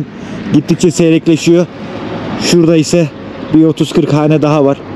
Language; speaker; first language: Turkish; native; Turkish